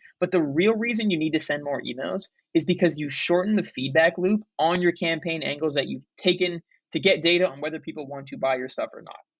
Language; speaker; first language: English; native; English